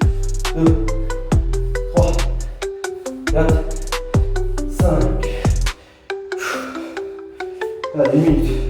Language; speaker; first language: French; native; French